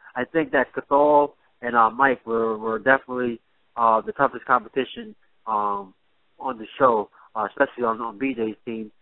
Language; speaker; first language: English; native; English